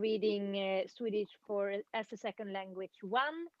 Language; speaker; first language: English; non-native, fluent; Swedish